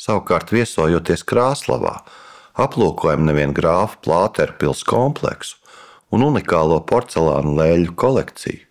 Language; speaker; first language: Latvian; native; Latvian